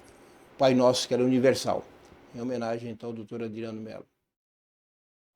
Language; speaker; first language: Portuguese; native; Portuguese